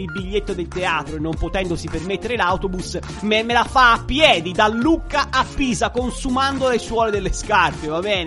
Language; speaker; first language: Italian; native; Italian